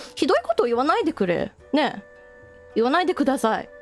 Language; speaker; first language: Japanese; non-native, learner; English